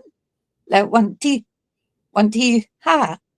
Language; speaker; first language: Thai; non-native, fluent; English